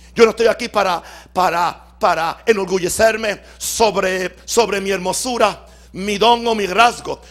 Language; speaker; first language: Spanish; native; Spanish